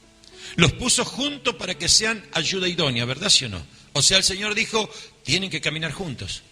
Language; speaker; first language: Spanish; native; Spanish